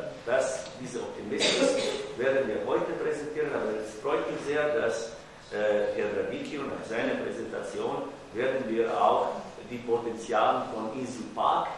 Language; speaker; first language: German; non-native, fluent; Croatian